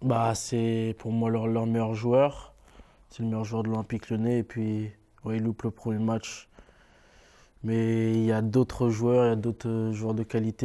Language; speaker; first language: French; native; French